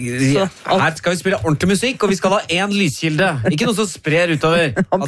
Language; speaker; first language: Norwegian; native; Norwegian